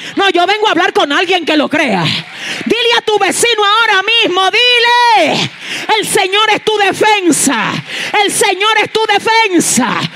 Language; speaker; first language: Spanish; early bilingual, heritage; Spanish